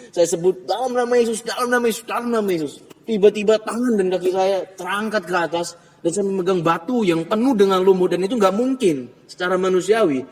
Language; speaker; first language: Indonesian; native; Indonesian